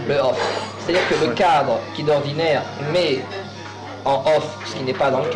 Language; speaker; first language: French; native; French